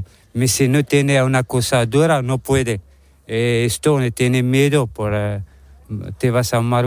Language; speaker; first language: Spanish; non-native, learner; Arabic